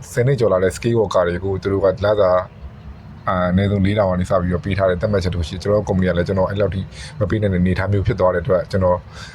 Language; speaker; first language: Burmese; native; Burmese